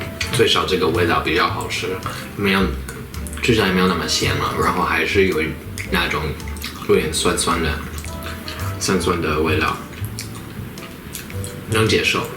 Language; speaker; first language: Chinese; non-native, fluent; English